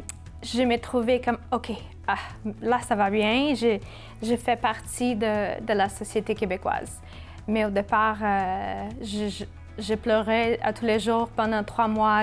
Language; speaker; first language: French; non-native, fluent; Portuguese